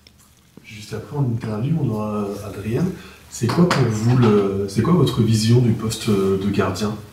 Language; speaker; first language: French; native; French